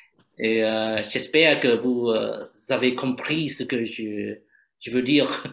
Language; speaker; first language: French; non-native, learner; Vietnamese